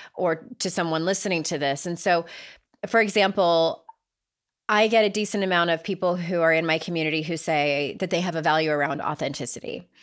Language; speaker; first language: English; native; English